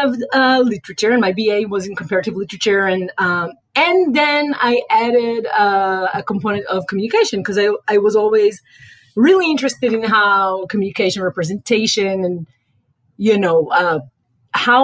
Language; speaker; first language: English; non-native, fluent; Hebrew